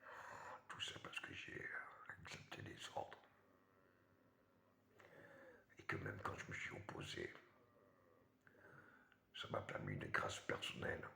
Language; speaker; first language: French; native; French